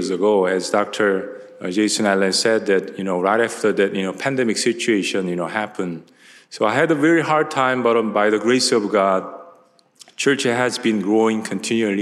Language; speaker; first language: English; non-native, fluent; Korean